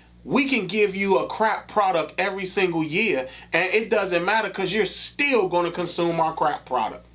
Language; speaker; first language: English; native; English